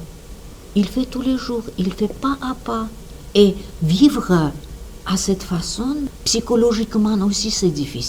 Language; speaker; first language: French; non-native, learner; Armenian